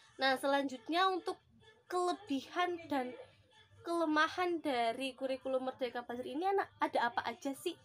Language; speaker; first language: Indonesian; native; Indonesian